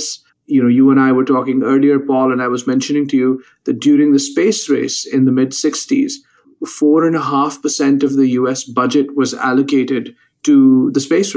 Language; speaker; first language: English; non-native, local second language; Urdu